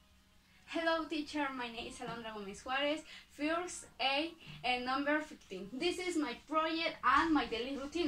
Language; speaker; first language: English; non-native, learner; Spanish